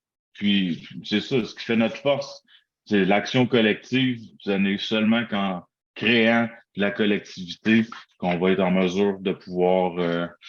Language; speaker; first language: French; native; French